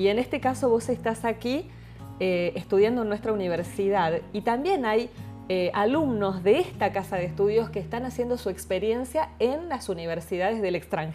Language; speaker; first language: Spanish; native; Spanish